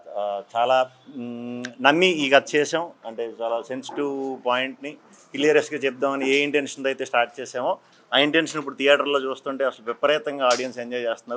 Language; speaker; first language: Telugu; native; Telugu